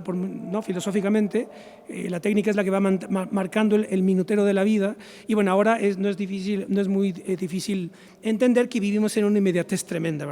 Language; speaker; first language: Spanish; native; Spanish